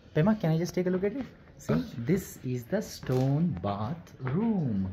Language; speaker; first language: English; non-native, local second language; Kannada